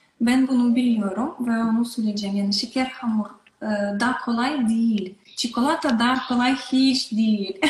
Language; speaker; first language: Turkish; non-native, learner; Russian